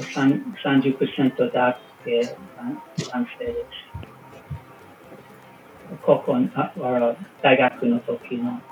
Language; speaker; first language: Japanese; non-native, learner; English